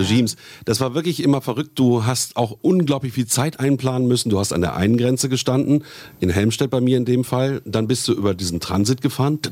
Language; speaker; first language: German; native; German